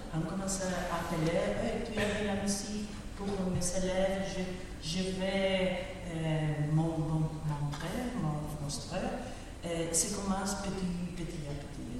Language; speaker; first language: French; non-native, learner; Spanish